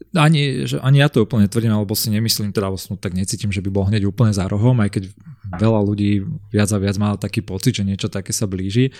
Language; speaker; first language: Slovak; native; Slovak